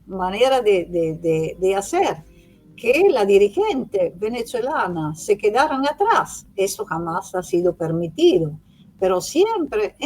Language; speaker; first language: Spanish; non-native, fluent; Italian